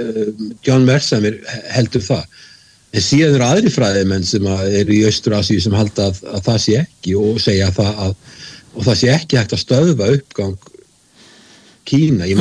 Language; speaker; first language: Icelandic; native; Icelandic